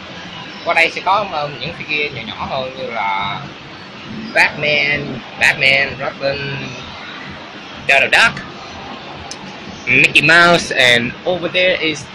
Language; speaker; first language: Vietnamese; early bilingual, heritage; Vietnamese